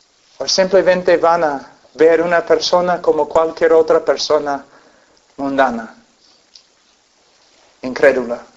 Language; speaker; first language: Spanish; non-native, fluent; English